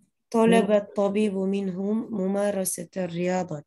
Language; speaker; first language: Arabic; non-native, fluent; Uzbek